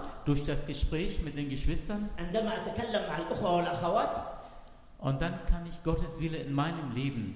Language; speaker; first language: German; non-native, fluent; Arabic